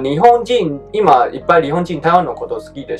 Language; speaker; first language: Japanese; non-native, learner; Chinese